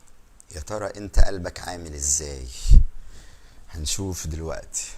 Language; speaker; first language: Arabic; native; Arabic